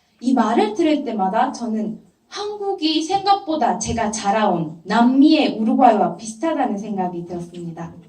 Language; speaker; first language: Korean; non-native, fluent; Japanese